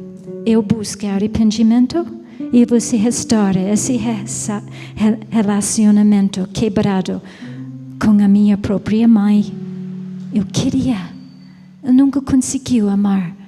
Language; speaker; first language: Portuguese; non-native, fluent; English